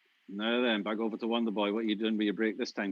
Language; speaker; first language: English; native; English